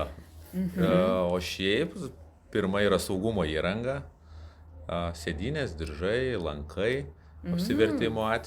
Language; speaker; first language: Lithuanian; native; Lithuanian